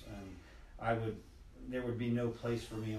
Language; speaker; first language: English; native; English